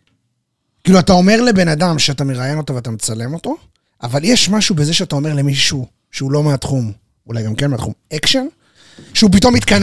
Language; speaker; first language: Hebrew; native; Hebrew